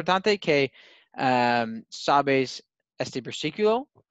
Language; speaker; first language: Spanish; non-native, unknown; English